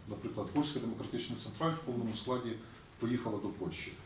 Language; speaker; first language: Ukrainian; native; Ukrainian